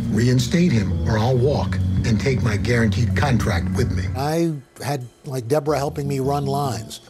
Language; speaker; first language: English; native; English